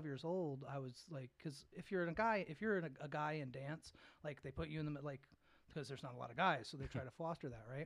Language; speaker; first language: English; native; English